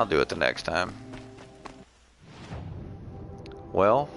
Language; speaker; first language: English; native; English